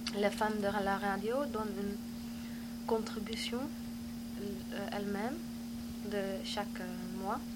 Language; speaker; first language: French; non-native, learner; Dutch